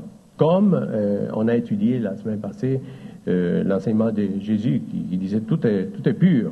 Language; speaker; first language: French; native; French